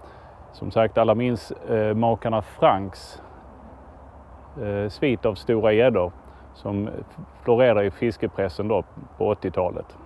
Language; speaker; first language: Swedish; native; Swedish